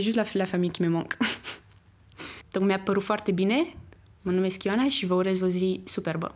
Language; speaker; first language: French; non-native, fluent; Romanian